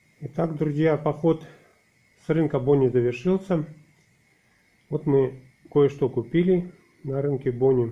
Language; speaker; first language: Russian; native; Russian